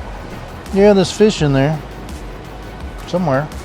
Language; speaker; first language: English; native; English